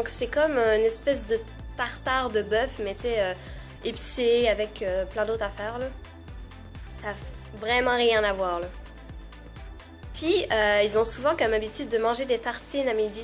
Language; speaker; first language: French; native; French